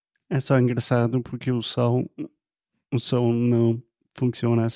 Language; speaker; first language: Portuguese; non-native, learner; English